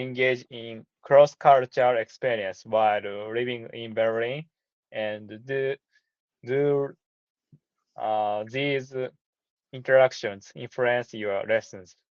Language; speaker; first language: English; non-native, learner; Japanese